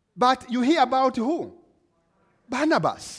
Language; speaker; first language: English; non-native, local second language; Kinyarwanda